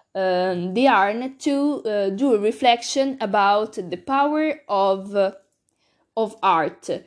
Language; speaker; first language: English; non-native, learner; Italian